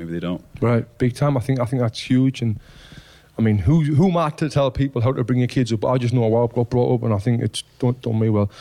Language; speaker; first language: English; native; English